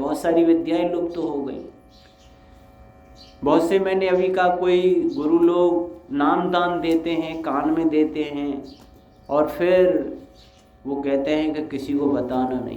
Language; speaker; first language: Hindi; native; Hindi